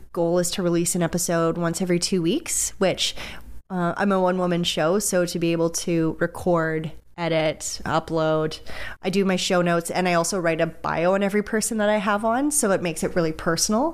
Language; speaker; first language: English; native; English